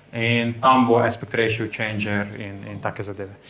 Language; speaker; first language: English; non-native, fluent; Slovenian